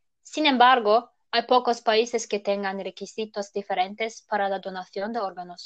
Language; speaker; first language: Spanish; non-native, learner; German